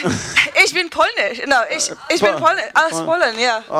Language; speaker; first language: German; non-native, learner; Polish